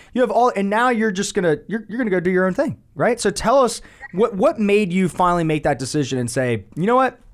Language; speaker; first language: English; native; English